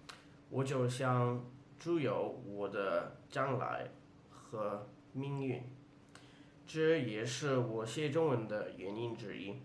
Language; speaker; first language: Chinese; non-native, fluent; English